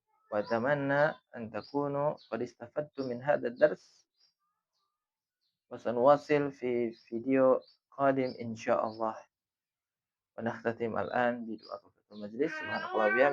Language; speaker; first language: Arabic; non-native, fluent; Indonesian